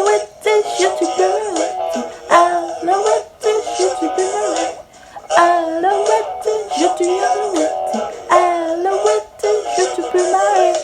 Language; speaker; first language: French; non-native, learner; English